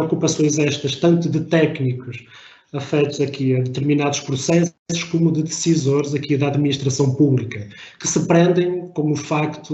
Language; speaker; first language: Portuguese; native; Portuguese